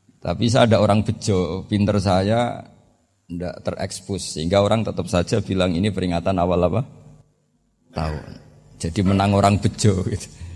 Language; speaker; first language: Indonesian; non-native, local second language; Javanese